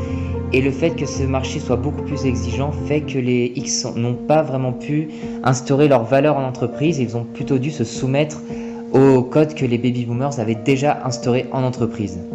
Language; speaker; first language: French; native; French